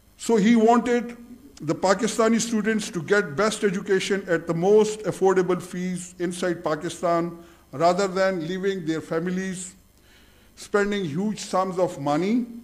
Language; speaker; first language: English; non-native, local second language; Urdu